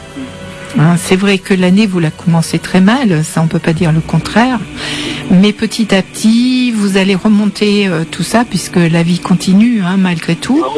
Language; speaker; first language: French; native; French